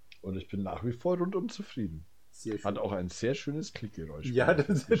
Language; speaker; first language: German; native; German